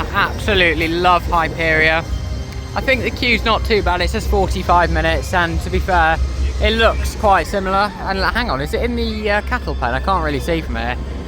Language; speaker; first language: English; native; English